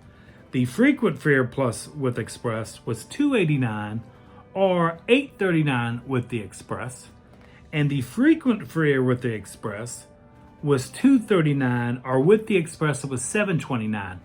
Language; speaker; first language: English; native; English